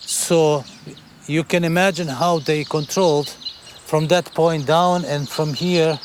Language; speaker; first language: English; non-native, fluent; Croatian